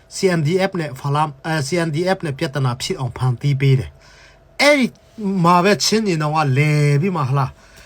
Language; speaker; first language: Burmese; non-native, local second language; Hakha Chin